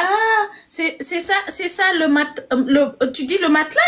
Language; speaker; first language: French; non-native, local second language; Fula